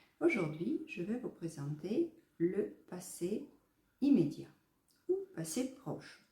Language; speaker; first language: French; non-native, fluent; Ukrainian